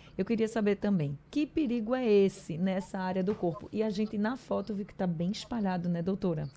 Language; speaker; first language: Portuguese; native; Portuguese